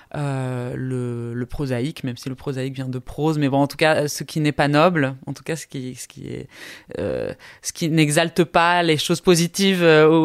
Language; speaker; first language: French; early bilingual, heritage; Spanish